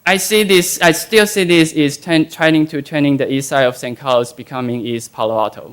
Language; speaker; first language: English; non-native, fluent; Chinese